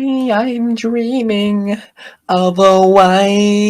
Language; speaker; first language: English; native; English